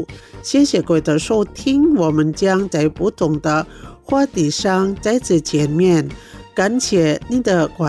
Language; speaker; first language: Chinese; non-native, fluent; Indonesian